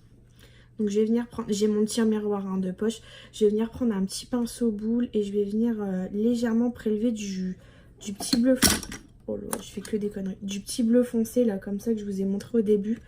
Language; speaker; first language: French; native; French